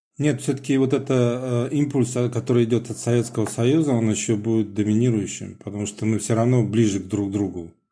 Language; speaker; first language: Russian; non-native, local second language; Tajik